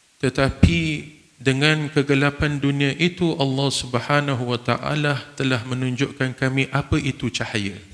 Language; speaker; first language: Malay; non-native, fluent; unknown